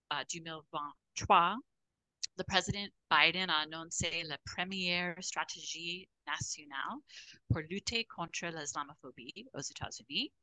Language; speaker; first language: French; non-native, fluent; English